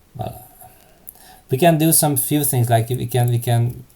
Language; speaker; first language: English; non-native, fluent; Hungarian